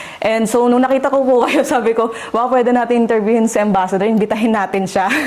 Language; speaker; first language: Filipino; native; Filipino